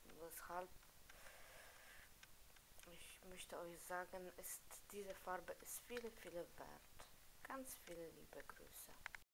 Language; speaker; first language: German; non-native, learner; Polish